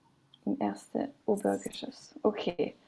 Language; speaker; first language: German; non-native, learner; French